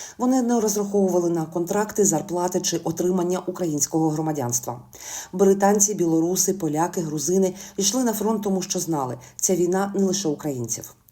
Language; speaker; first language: Ukrainian; native; Ukrainian